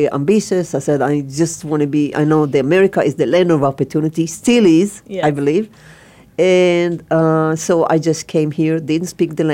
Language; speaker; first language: English; non-native, learner; Hebrew